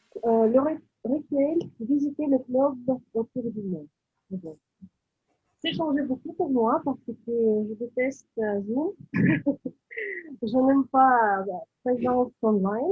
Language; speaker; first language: French; non-native, fluent; Russian